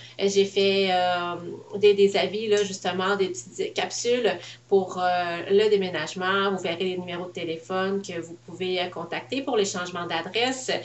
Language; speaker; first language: French; native; French